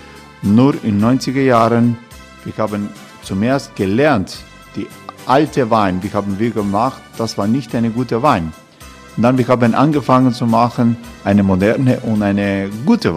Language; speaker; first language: German; non-native, learner; Croatian